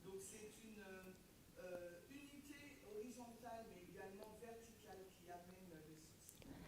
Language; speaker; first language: French; native; French